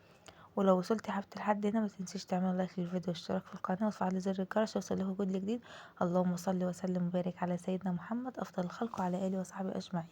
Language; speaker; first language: Arabic; native; Arabic